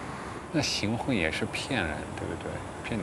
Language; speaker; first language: Chinese; non-native, fluent; Dutch